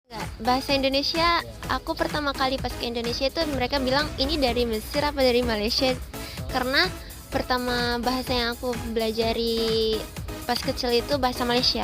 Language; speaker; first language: Indonesian; early bilingual, heritage; Indonesian